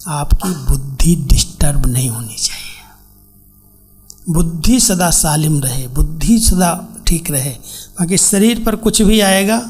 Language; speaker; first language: Hindi; native; Hindi